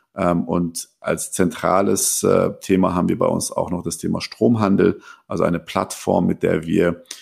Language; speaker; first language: German; early bilingual, other home language; Persian